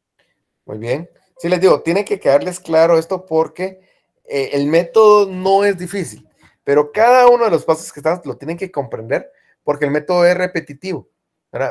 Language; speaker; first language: Spanish; native; Spanish